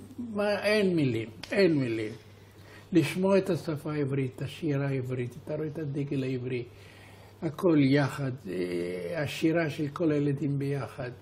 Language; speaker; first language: Hebrew; non-native, fluent; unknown